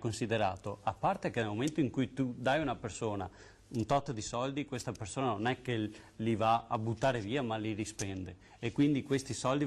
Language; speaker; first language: Italian; native; Italian